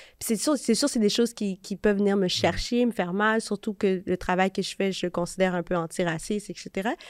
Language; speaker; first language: French; native; French